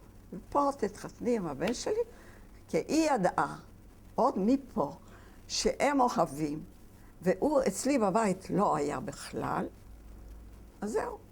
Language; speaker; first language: Hebrew; non-native, fluent; Yiddish